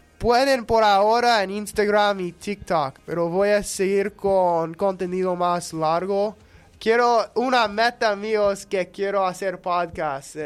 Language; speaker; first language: Spanish; non-native, learner; English